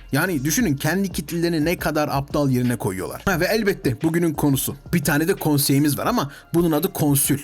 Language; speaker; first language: Turkish; native; Turkish